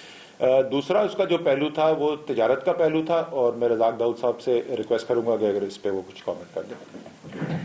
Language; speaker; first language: Urdu; native; Urdu